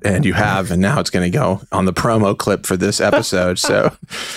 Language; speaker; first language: English; native; English